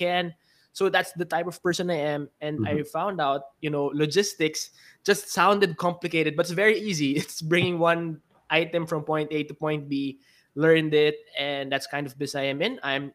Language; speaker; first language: English; non-native, local second language; Filipino